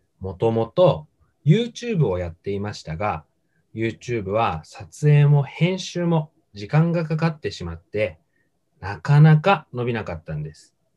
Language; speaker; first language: Japanese; native; Japanese